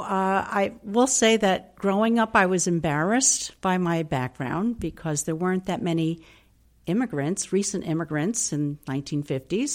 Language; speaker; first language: English; native; English